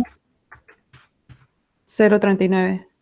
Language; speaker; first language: Spanish; native; Spanish